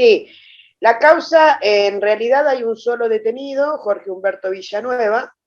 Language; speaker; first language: Spanish; native; Spanish